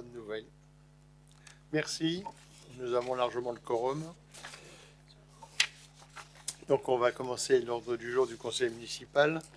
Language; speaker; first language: French; native; French